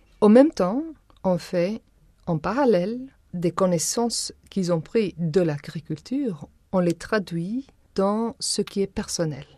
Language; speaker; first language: French; non-native, fluent; Spanish